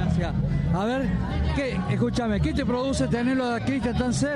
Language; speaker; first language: Spanish; native; Spanish